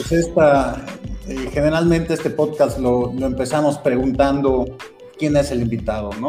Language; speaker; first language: Spanish; native; Spanish